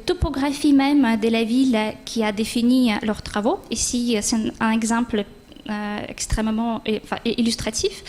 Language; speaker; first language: French; non-native, fluent; Ukrainian